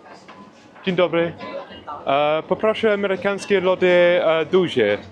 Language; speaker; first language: Polish; non-native, learner; English